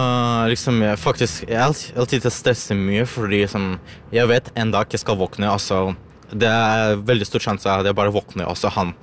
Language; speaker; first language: Norwegian; non-native, learner; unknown